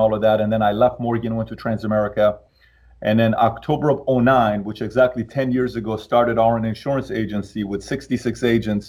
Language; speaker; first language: English; early bilingual, other home language; Persian